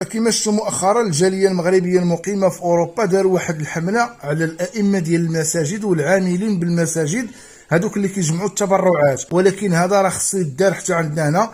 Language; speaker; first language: Arabic; native; Arabic